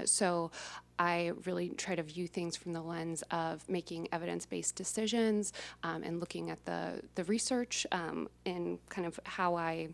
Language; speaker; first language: English; native; English